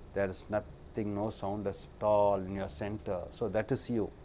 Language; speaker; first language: English; non-native, local second language; Tamil